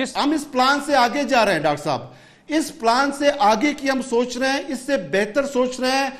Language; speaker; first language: Urdu; non-native, local second language; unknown